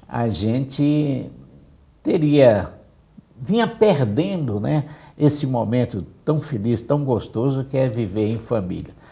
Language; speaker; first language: Portuguese; native; Portuguese